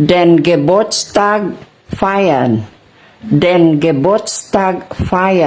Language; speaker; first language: German; non-native, fluent; Cebuano